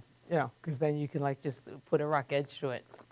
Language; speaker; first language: English; native; English